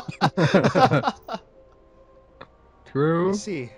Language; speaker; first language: English; native; English